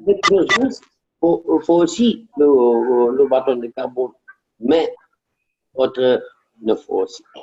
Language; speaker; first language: French; non-native, learner; Romanian